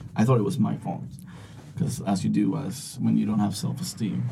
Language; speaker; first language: English; non-native, fluent; Swedish